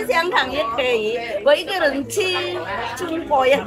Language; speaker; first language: Chinese; non-native, learner; Central Dusun